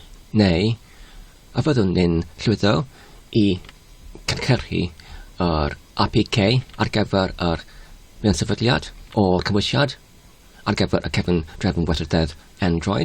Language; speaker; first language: Welsh; non-native, learner; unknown